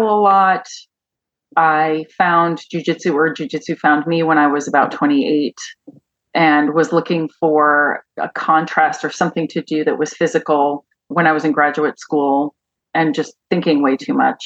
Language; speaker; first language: English; native; English